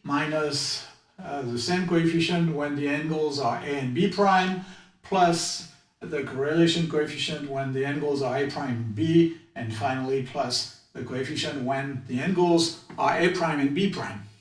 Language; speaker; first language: English; non-native, fluent; French